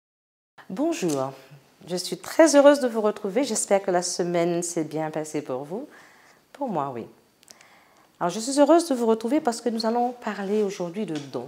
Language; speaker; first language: French; native; French